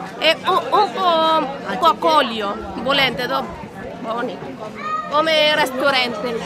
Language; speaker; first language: Italian; non-native, learner; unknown